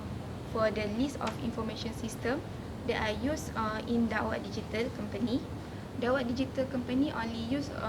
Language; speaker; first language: English; non-native, learner; Malay